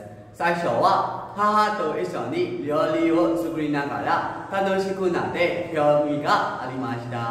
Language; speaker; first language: Japanese; non-native, learner; Burmese